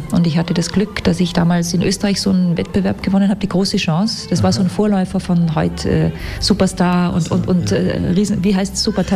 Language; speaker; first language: German; native; German